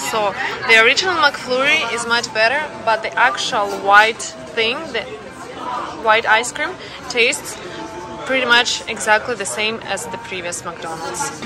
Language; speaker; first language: English; non-native, fluent; Russian